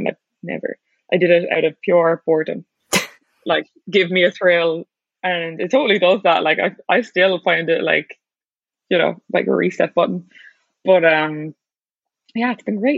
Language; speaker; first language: English; native; English